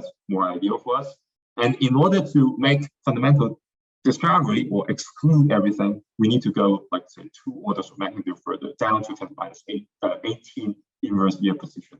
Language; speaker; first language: English; non-native, fluent; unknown